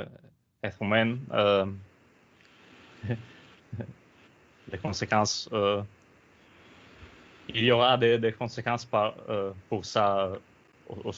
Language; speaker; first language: French; non-native, learner; Italian